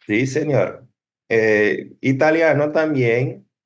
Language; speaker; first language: Spanish; non-native, fluent; English